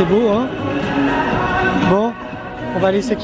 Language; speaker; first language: French; native; French